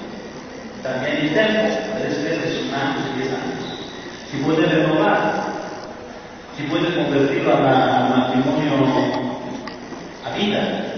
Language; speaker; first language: Spanish; non-native, fluent; Persian